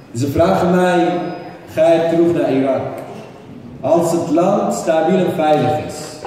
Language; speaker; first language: Dutch; non-native, fluent; Arabic